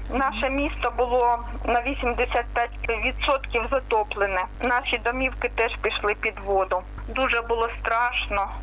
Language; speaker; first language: Ukrainian; non-native, local second language; Russian